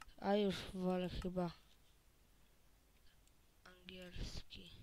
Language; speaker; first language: Polish; native; Polish